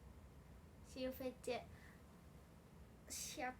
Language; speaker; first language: Indonesian; native; Indonesian